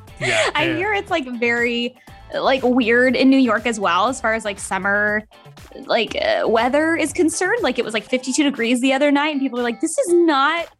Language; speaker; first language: English; native; English